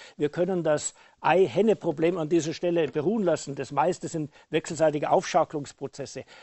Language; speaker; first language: German; native; German